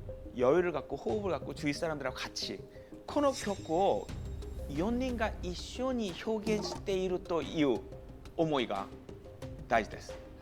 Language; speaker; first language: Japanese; non-native, learner; Korean